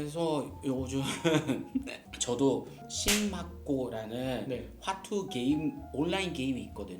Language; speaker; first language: Korean; non-native, learner; Japanese